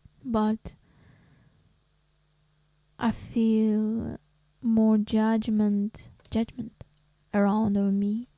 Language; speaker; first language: English; non-native, learner; Crimean Tatar